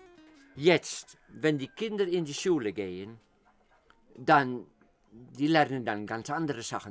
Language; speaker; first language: German; non-native, fluent; Dutch